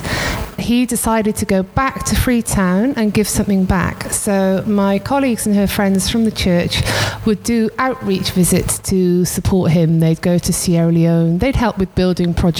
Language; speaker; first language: English; native; English